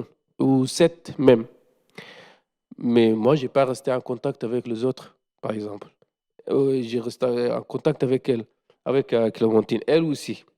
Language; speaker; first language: French; non-native, learner; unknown